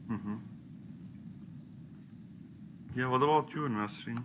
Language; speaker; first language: English; non-native, learner; Turkish